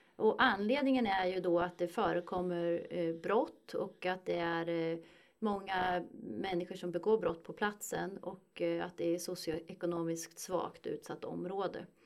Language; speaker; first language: Swedish; native; Swedish